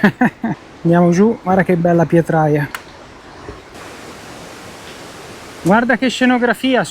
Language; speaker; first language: Italian; native; Italian